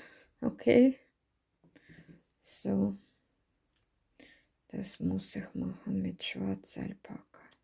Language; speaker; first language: German; non-native, learner; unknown